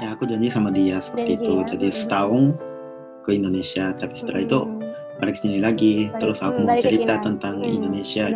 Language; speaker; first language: Indonesian; non-native, fluent; Japanese